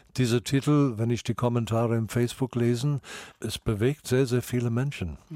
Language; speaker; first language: German; non-native, fluent; English